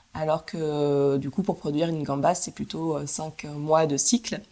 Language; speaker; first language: French; native; French